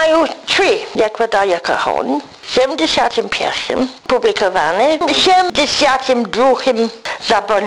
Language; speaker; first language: Belarusian; non-native, learner; English